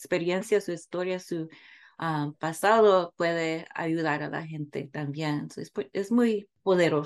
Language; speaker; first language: Spanish; early bilingual, heritage; English